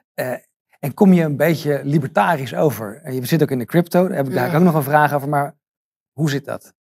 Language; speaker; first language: Dutch; native; Dutch